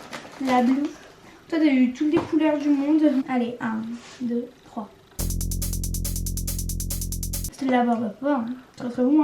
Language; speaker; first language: French; native; French